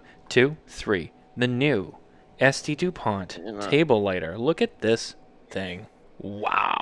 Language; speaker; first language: English; native; English